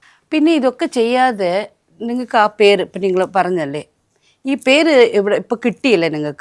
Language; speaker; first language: Malayalam; non-native, local second language; Tamil